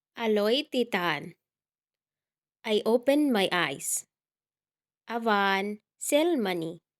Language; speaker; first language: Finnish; non-native, learner; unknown